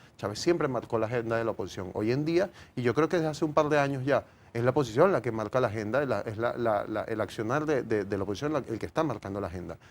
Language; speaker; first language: Spanish; native; Spanish